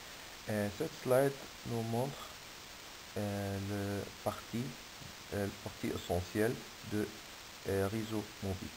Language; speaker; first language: French; non-native, fluent; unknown